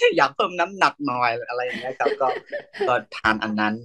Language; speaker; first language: Thai; non-native, fluent; Burmese